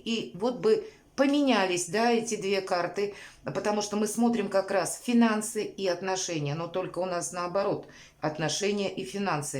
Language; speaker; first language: Russian; native; Russian